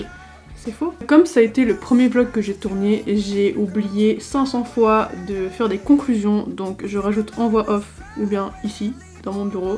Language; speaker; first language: French; native; French